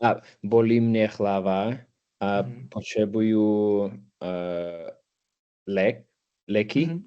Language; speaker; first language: Czech; non-native, learner; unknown